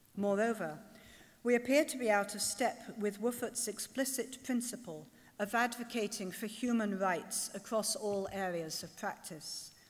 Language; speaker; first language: English; native; English